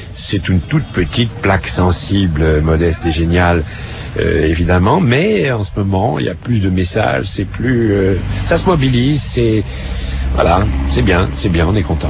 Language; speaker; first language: French; native; French